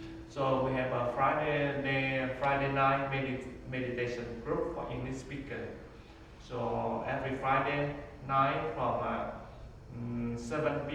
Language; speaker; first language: English; non-native, learner; Vietnamese